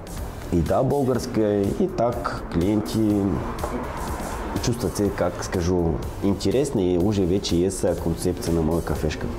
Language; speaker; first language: Russian; non-native, learner; Bulgarian